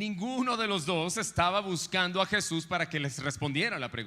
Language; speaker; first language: Spanish; native; Spanish